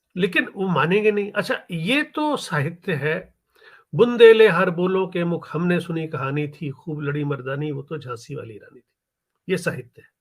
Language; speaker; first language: Hindi; native; Hindi